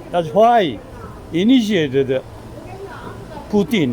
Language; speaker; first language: English; non-native, learner; Chinese